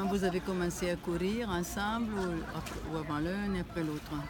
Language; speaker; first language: French; non-native, fluent; Italian